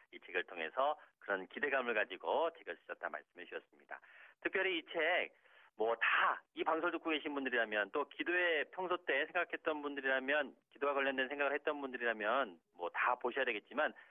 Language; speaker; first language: Korean; native; Korean